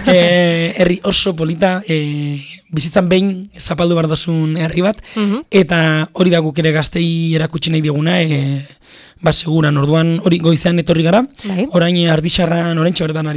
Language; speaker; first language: Basque; native; Basque